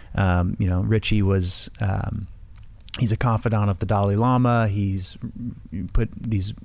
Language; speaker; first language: English; native; English